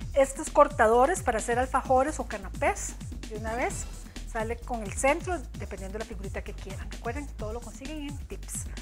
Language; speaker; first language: Spanish; native; Spanish